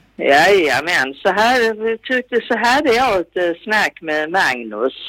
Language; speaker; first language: Swedish; native; Swedish